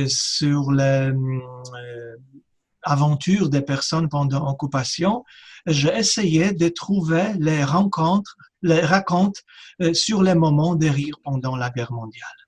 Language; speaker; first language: French; non-native, fluent; Polish